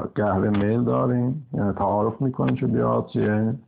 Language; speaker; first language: Persian; native; Persian